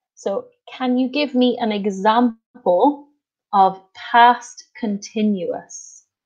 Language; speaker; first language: English; native; English